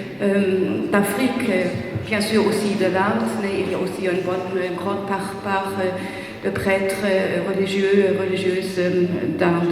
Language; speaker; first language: French; non-native, fluent; German